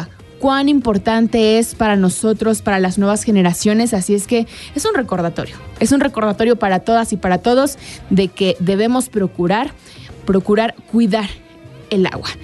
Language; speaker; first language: Spanish; native; Spanish